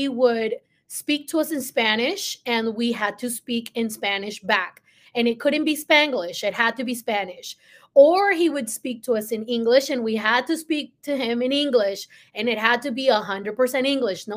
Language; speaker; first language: English; early bilingual, other home language; Spanish